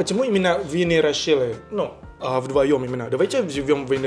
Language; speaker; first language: Russian; non-native, learner; Indonesian